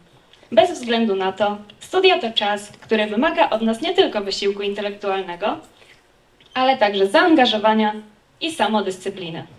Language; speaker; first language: Polish; native; Polish